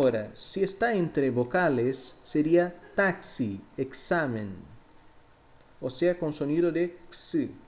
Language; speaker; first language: Spanish; non-native, fluent; Portuguese